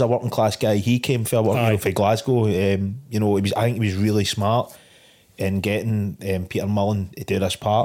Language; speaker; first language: English; native; English